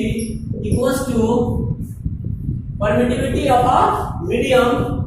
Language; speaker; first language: English; non-native, local second language; Hindi